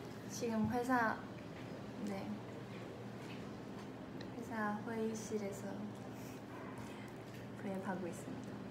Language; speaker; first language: Korean; non-native, fluent; Chinese